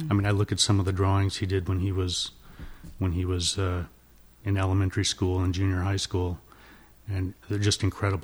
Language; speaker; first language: English; native; English